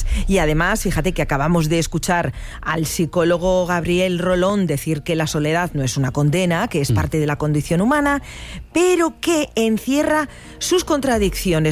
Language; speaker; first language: Spanish; native; Spanish